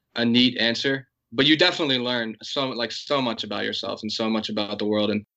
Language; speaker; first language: English; native; English